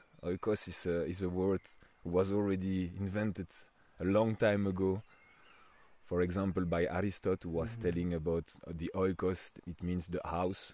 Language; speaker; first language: English; non-native, fluent; French